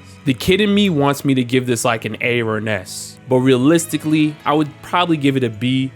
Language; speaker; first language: English; native; English